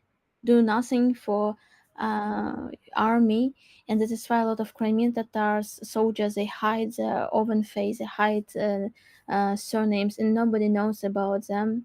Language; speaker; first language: English; non-native, learner; Crimean Tatar